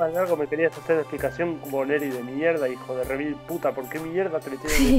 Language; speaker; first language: Spanish; native; Spanish